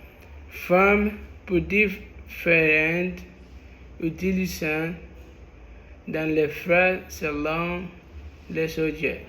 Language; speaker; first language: French; non-native, learner; Spanish